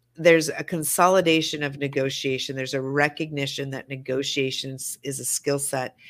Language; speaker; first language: English; native; English